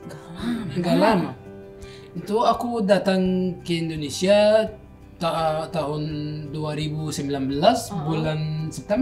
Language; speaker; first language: Indonesian; non-native, learner; Arabic